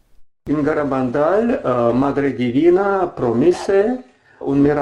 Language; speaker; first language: Spanish; non-native, learner; Russian